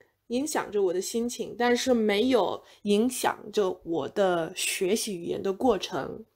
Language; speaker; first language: Chinese; non-native, fluent; English